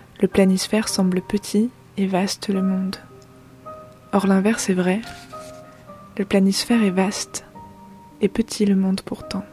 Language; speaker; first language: French; native; French